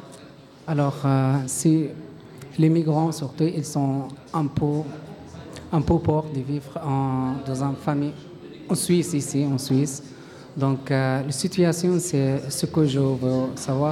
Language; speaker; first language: French; non-native, learner; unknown